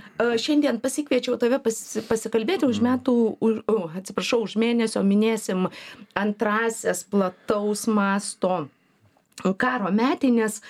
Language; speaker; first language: Lithuanian; native; Lithuanian